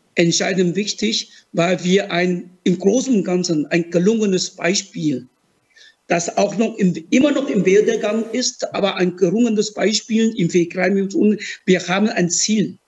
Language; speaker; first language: German; non-native, fluent; Chinese